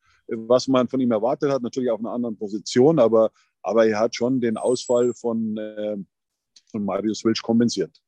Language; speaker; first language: German; native; German